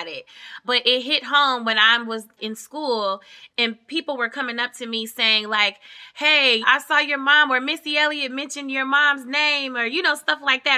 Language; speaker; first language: English; native; English